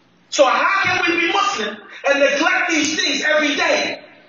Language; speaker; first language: English; native; English